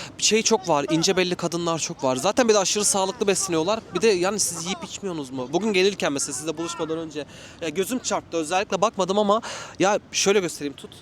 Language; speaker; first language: Turkish; native; Turkish